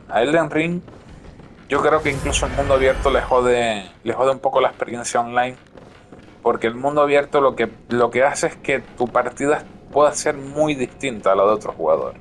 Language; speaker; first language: Spanish; native; Spanish